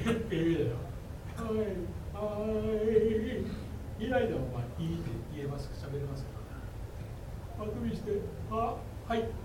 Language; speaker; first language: Japanese; native; Japanese